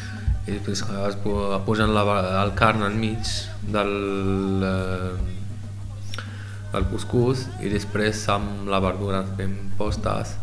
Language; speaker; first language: Catalan; non-native, learner; Arabic